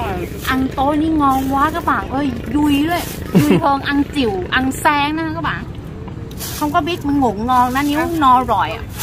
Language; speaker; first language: Vietnamese; early bilingual, heritage; Vietnamese